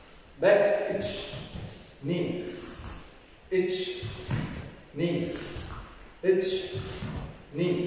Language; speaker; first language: English; non-native, learner; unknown